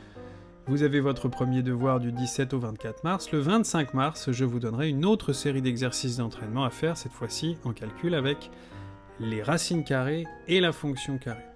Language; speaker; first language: French; native; French